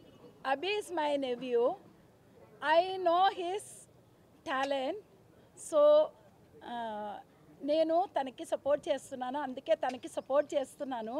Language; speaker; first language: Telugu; non-native, learner; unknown